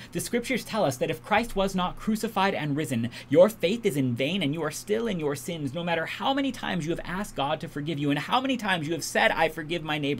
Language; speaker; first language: English; native; English